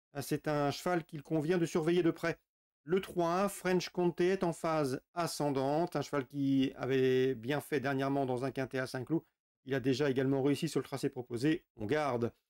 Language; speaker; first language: French; native; French